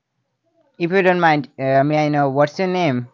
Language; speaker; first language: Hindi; non-native, learner; Bangla